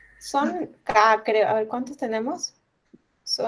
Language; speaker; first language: Spanish; native; Spanish